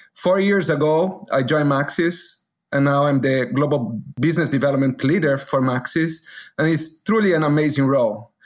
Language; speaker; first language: English; non-native, fluent; Portuguese